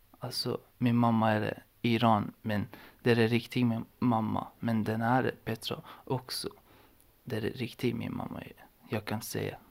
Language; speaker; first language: Swedish; non-native, learner; Persian